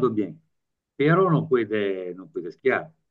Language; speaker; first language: Spanish; non-native, learner; Italian